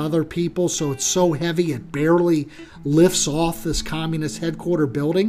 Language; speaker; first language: English; native; English